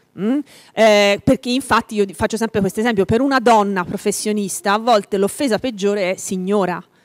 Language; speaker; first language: Italian; native; Italian